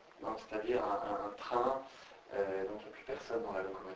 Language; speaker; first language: French; native; French